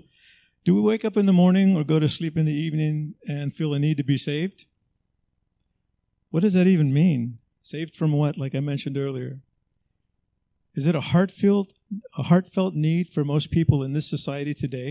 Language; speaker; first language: English; native; English